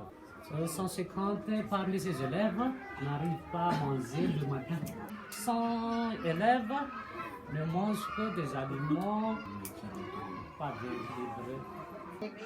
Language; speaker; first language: French; non-native, local second language; Malagasy